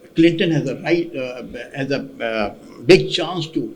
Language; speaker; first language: English; non-native, local second language; Urdu